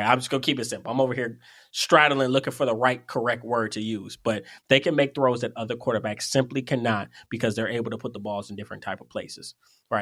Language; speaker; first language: English; native; English